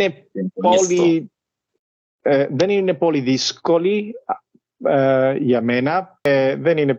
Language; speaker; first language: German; non-native, learner; Spanish